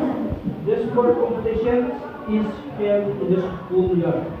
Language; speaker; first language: English; non-native, learner; Indonesian